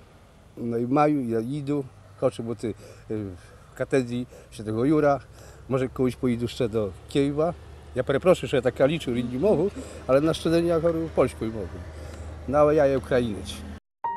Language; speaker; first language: Ukrainian; early bilingual, heritage; Polish